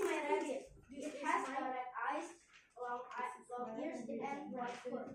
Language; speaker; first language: English; non-native, learner; Indonesian